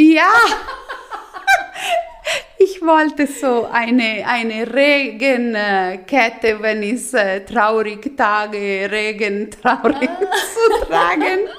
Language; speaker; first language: German; non-native, local second language; Italian